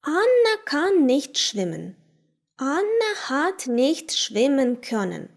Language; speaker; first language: German; non-native, fluent; Ukrainian